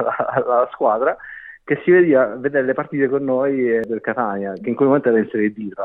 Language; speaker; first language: Italian; native; Italian